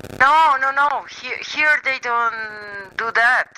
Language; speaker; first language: English; non-native, learner; Spanish